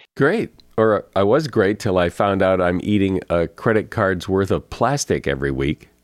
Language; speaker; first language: English; native; English